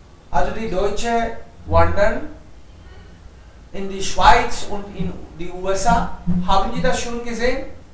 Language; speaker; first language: German; non-native, fluent; Hindi